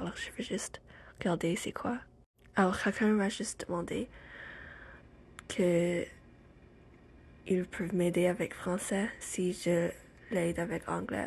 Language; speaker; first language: French; non-native, learner; English